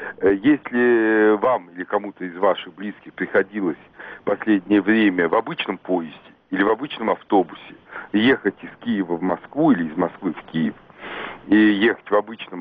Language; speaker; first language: Russian; native; Russian